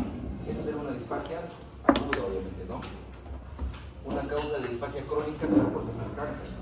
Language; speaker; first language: Spanish; native; Spanish